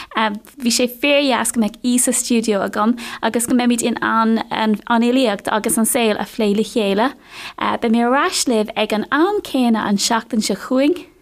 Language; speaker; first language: Irish; non-native, local second language; English